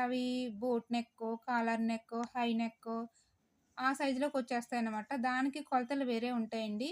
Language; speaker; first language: Telugu; native; Telugu